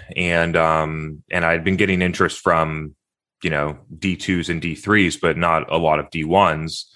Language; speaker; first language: English; native; English